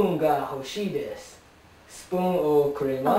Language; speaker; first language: Japanese; non-native, learner; English